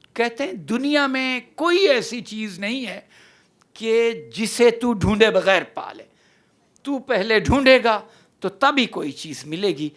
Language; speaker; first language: Urdu; non-native, local second language; Saraiki